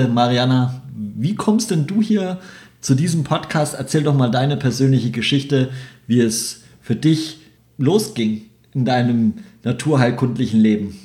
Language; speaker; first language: German; native; German